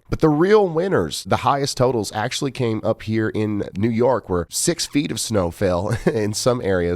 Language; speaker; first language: English; native; English